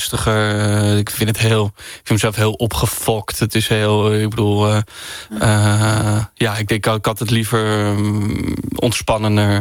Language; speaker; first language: Dutch; native; Dutch